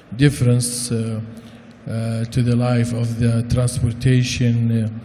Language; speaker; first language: English; non-native, fluent; Arabic